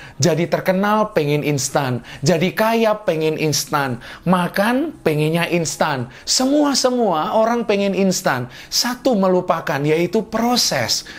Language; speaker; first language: Indonesian; native; Indonesian